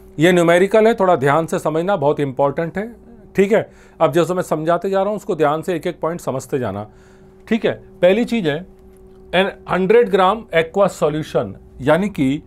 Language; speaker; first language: Hindi; non-native, local second language; Gujarati